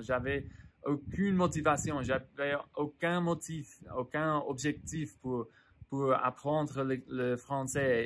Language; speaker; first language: French; non-native, fluent; English